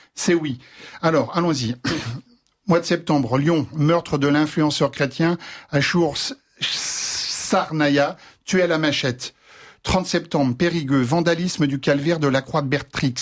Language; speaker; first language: French; native; French